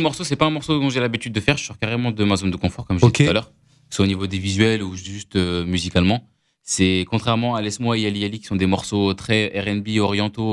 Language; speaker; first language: French; native; French